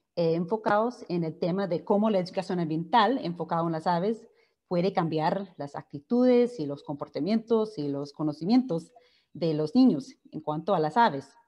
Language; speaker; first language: Spanish; non-native, fluent; English